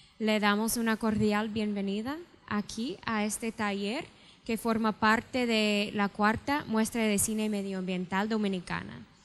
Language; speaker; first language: Spanish; native; Spanish